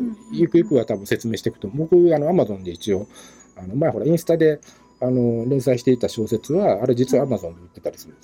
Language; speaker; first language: Japanese; native; Japanese